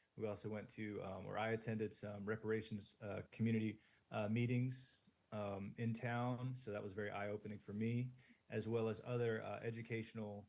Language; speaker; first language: English; native; English